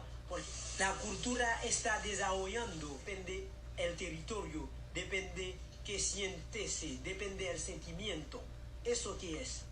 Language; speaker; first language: Spanish; non-native, learner; Haitian Creole